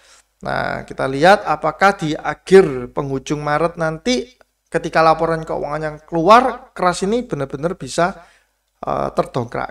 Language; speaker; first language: Indonesian; native; Indonesian